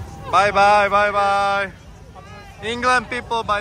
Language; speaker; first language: English; non-native, learner; Slovak